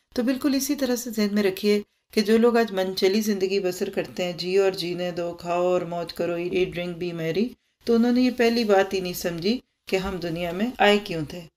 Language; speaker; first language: Urdu; native; Urdu